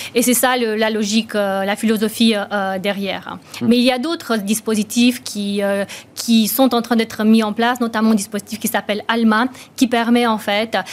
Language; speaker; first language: French; non-native, fluent; Romanian